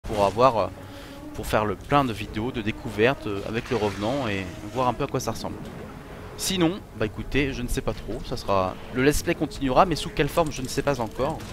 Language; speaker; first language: French; native; French